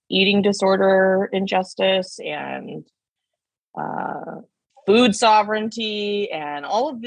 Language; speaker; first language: English; native; English